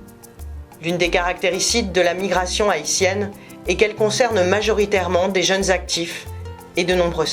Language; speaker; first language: French; native; French